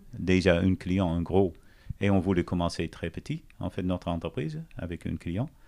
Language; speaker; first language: French; non-native, fluent; Dutch